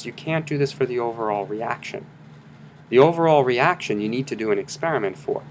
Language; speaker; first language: English; native; English